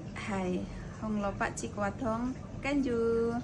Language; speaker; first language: Cantonese; non-native, learner; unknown